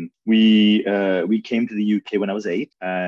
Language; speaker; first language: English; early bilingual, other home language; Urdu